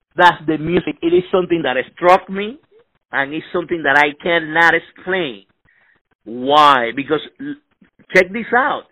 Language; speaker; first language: English; non-native, fluent; Spanish